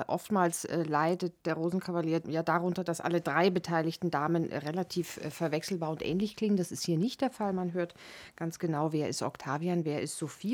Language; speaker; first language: German; native; German